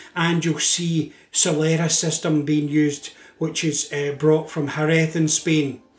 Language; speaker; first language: English; native; English